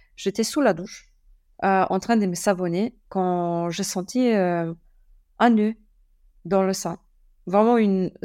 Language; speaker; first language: French; early bilingual, other home language; German